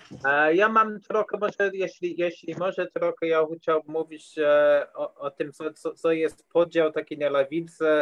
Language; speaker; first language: Polish; non-native, learner; English